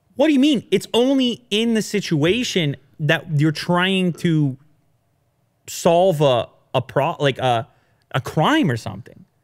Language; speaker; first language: English; early bilingual, other home language; Italian